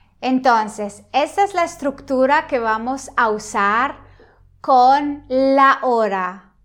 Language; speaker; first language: Spanish; non-native, fluent; Italian